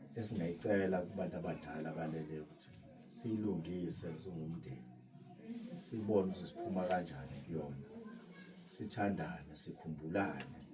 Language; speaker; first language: Zulu; non-native, local second language; Xhosa